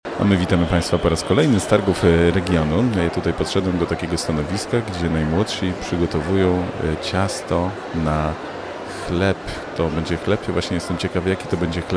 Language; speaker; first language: Polish; native; Polish